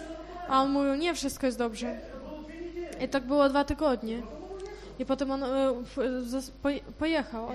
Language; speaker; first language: Polish; non-native, fluent; Ukrainian